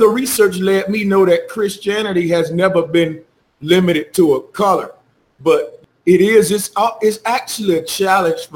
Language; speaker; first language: English; native; English